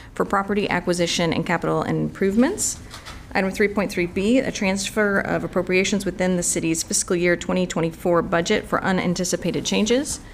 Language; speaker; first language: English; native; English